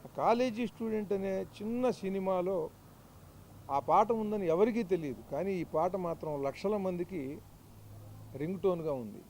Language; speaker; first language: Telugu; native; Telugu